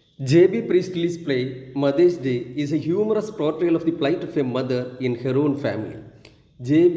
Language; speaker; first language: English; non-native, local second language; Malayalam